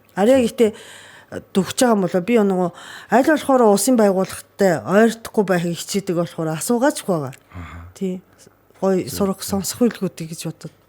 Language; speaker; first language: Mongolian; non-native, fluent; Japanese